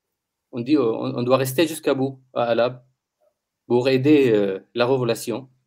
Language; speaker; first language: French; non-native, learner; Arabic